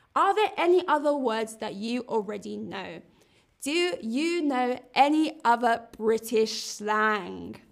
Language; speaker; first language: English; native; English